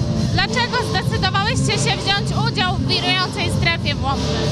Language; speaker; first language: Polish; native; Polish